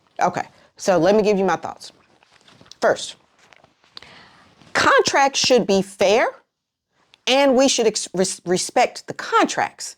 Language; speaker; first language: English; native; English